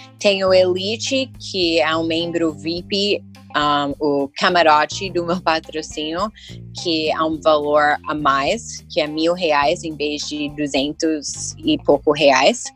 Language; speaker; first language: Portuguese; early bilingual, heritage; English